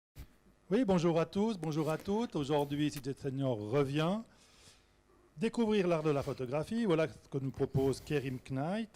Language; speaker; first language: French; native; French